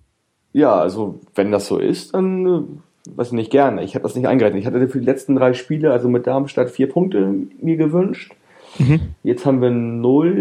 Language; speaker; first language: German; native; German